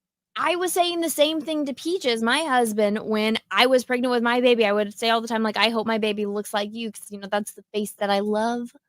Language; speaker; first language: English; native; English